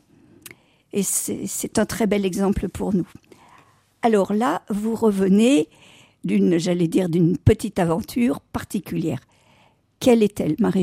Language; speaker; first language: French; native; French